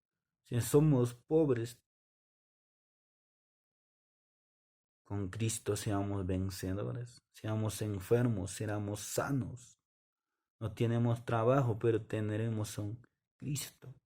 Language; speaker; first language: Spanish; non-native, local second language; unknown